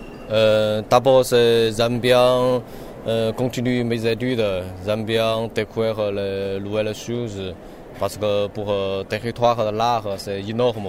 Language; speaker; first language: French; non-native, learner; Chinese